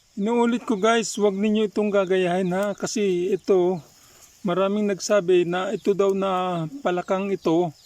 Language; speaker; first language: Filipino; native; Filipino